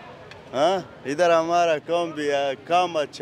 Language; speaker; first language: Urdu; non-native, learner; Pashto